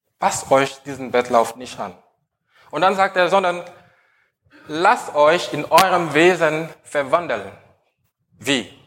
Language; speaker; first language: German; non-native, fluent; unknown